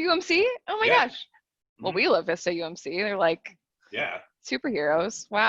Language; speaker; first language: English; native; English